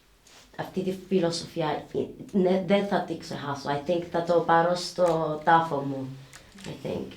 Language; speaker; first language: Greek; early bilingual, heritage; English